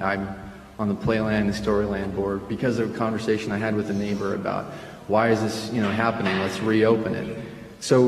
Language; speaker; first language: English; early bilingual, other home language; Spanish